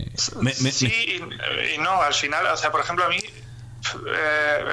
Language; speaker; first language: Spanish; early bilingual, other home language; German